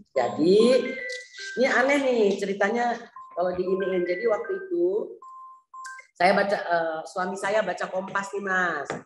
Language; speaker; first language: Indonesian; native; Indonesian